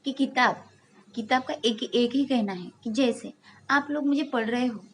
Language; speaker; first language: Hindi; non-native, local second language; Marathi